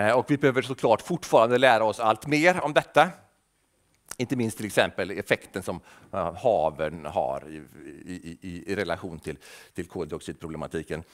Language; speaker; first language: Swedish; native; Swedish